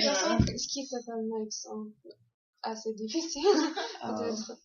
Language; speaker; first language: French; non-native, learner; English